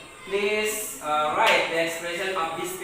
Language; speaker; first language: English; non-native, fluent; Indonesian